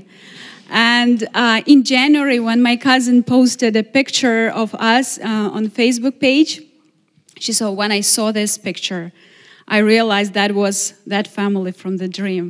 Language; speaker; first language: English; non-native, fluent; Ukrainian